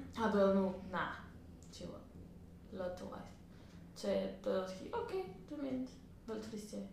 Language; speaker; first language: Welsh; non-native, learner; Spanish